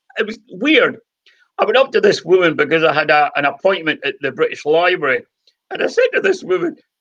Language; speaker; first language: English; native; English